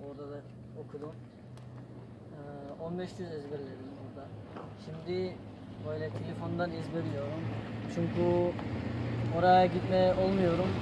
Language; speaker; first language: Turkish; non-native, learner; Kumyk